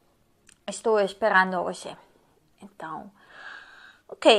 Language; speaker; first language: Portuguese; non-native, learner; Serbian